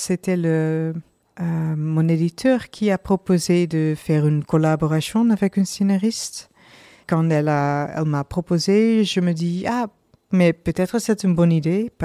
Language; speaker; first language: French; non-native, learner; Dutch